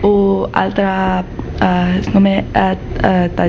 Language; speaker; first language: Catalan; non-native, learner; Arabic